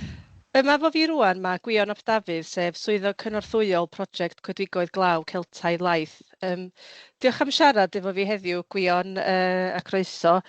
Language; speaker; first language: Welsh; native; Welsh